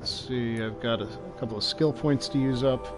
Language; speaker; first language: English; native; English